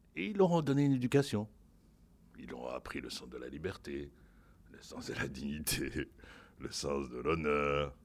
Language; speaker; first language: French; non-native, local second language; Lingala